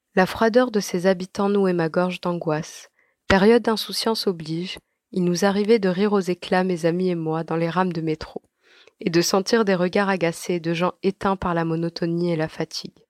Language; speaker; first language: French; non-native, local second language; Arabic